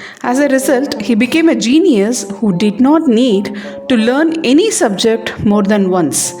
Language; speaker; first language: English; non-native, local second language; Tamil